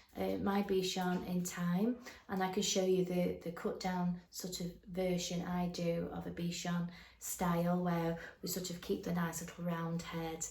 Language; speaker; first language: English; native; English